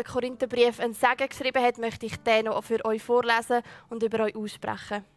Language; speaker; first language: German; native; German